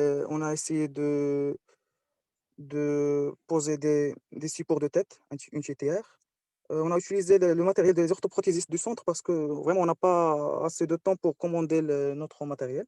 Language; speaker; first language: French; non-native, local second language; Arabic